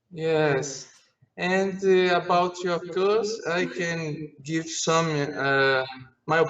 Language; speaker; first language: English; non-native, learner; Portuguese